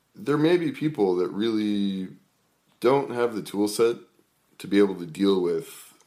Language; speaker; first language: English; native; English